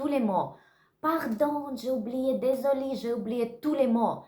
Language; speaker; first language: French; non-native, learner; Russian